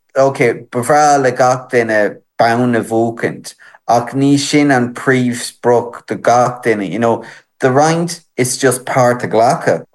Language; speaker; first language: Irish; non-native, local second language; English